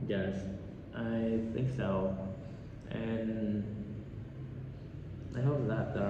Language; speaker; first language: English; non-native, learner; Vietnamese